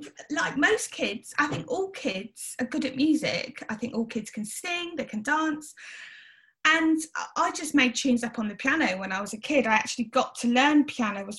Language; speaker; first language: English; native; English